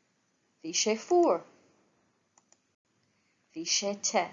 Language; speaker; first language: Irish; non-native, local second language; English